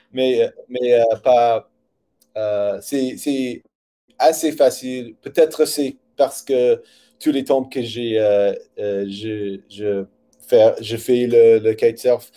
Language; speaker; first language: French; non-native, learner; English